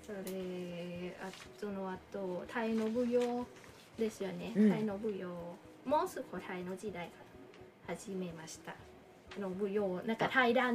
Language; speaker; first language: Japanese; non-native, learner; Thai